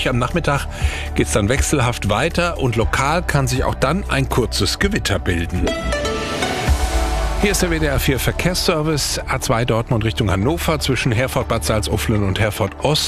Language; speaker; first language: German; native; German